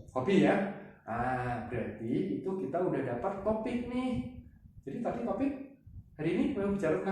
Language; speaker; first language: Indonesian; native; Indonesian